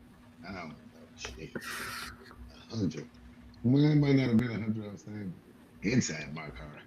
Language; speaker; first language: English; native; English